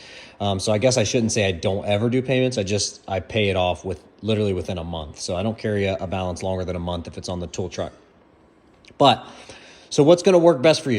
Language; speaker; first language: English; native; English